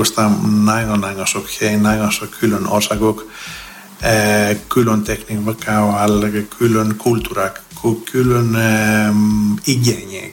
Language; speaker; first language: Hungarian; non-native, learner; Greek